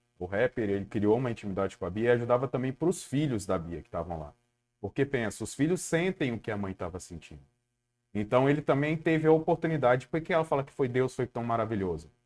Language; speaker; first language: Portuguese; native; Portuguese